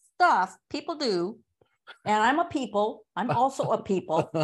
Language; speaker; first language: English; native; English